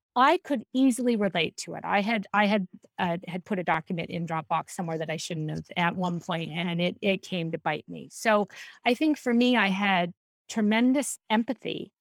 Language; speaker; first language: English; native; English